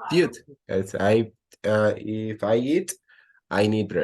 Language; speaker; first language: English; non-native, learner; Spanish